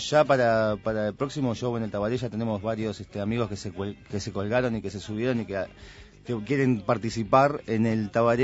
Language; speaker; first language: Spanish; native; Spanish